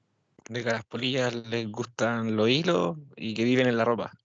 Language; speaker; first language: Spanish; native; Spanish